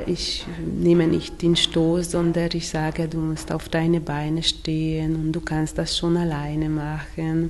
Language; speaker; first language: German; non-native, fluent; Hungarian